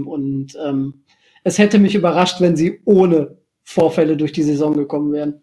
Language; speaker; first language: German; native; German